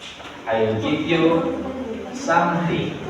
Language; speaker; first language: English; non-native, learner; Indonesian